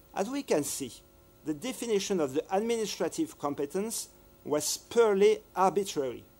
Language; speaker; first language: English; non-native, fluent; French